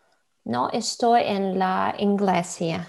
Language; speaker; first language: Spanish; non-native, learner; Russian